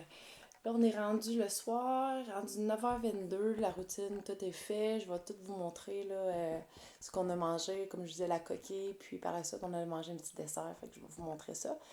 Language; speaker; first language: French; native; French